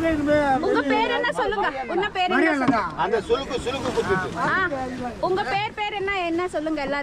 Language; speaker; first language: Tamil; non-native, learner; Kannada